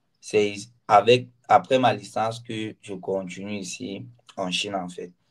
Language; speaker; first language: French; non-native, local second language; Ghomala